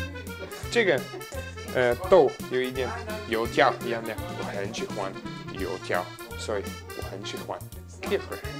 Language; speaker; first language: Chinese; non-native, learner; German